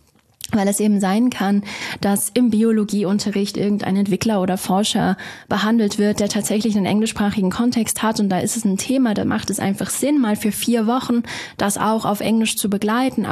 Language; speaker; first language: German; native; German